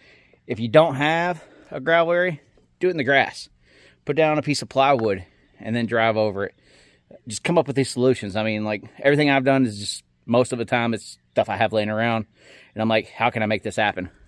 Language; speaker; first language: English; native; English